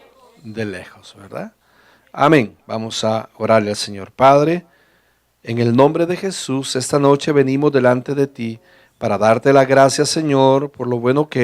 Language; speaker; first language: Spanish; native; Spanish